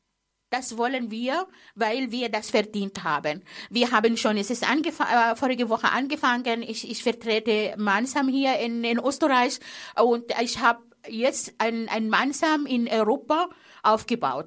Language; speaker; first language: German; non-native, fluent; Arabic